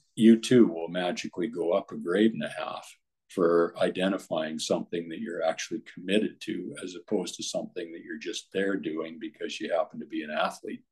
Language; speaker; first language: English; native; English